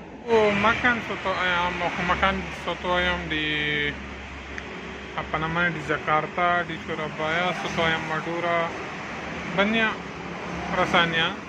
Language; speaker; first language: Indonesian; non-native, learner; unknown